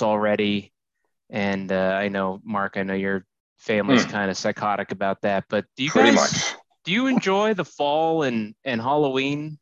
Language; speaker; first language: English; native; English